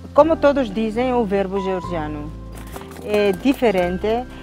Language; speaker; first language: Portuguese; non-native, fluent; Georgian